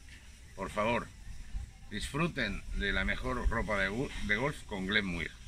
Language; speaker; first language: Spanish; native; Spanish